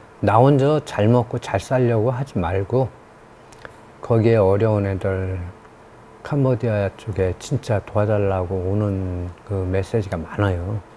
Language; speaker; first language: Korean; native; Korean